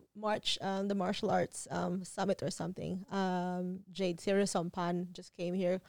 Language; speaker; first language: English; non-native, local second language; Filipino